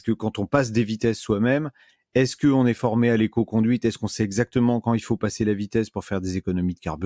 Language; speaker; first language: French; native; French